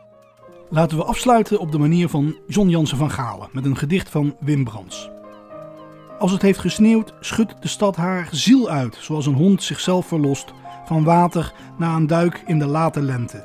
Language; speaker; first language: Dutch; native; Dutch